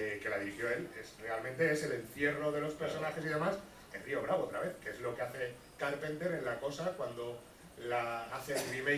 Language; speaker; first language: Spanish; native; Spanish